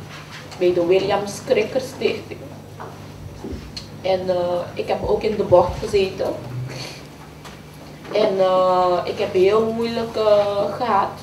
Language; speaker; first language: Dutch; early bilingual, other home language; Papiamento